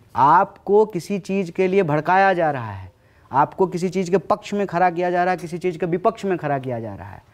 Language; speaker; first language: Hindi; native; Hindi